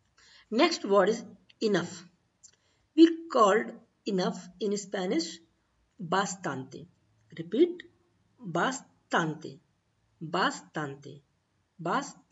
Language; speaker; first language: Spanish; non-native, learner; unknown